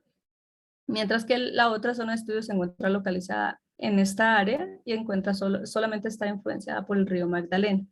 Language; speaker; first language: Spanish; native; Spanish